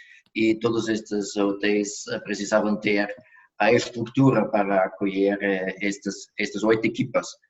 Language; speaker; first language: Portuguese; non-native, fluent; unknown